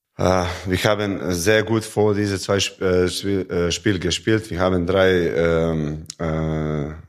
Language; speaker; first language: German; non-native, fluent; Serbian